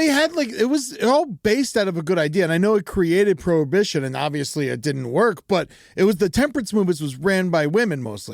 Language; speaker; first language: English; native; English